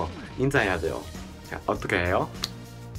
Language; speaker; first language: Korean; non-native, fluent; English